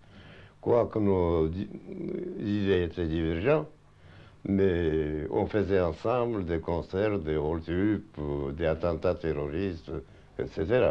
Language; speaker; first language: French; non-native, fluent; Russian